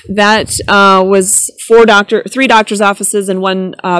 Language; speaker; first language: English; native; English